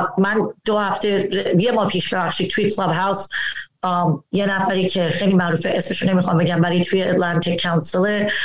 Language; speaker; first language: Persian; early bilingual, heritage; Persian